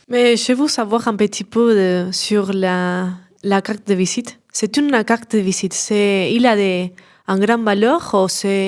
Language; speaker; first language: French; non-native, learner; Spanish